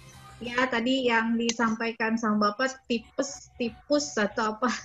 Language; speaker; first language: Indonesian; native; Indonesian